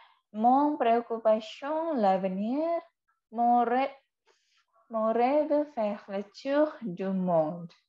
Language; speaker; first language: French; non-native, fluent; Indonesian